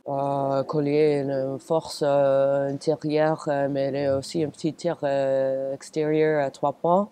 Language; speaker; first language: French; non-native, fluent; English